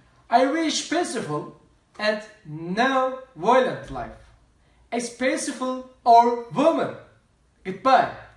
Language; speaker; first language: English; non-native, learner; Turkish